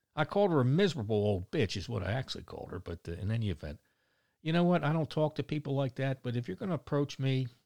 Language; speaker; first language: English; native; English